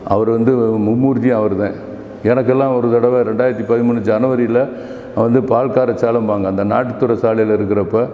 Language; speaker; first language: Tamil; native; Tamil